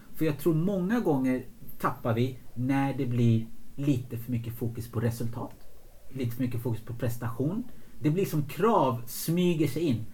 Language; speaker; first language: Swedish; early bilingual, other home language; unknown